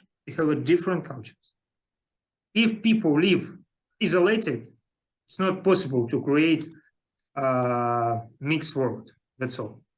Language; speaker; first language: English; non-native, learner; Russian